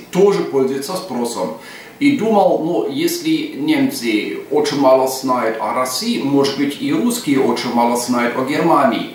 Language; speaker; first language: Russian; non-native, fluent; German